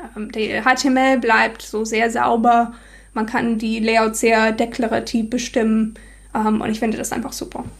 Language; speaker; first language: German; non-native, fluent; English